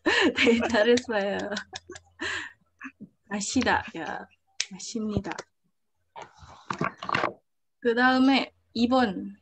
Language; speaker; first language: Korean; non-native, fluent; Indonesian